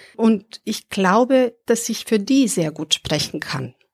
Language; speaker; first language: German; early bilingual, other home language; Serbian